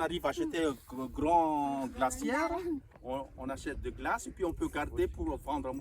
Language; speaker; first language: French; non-native, local second language; Malagasy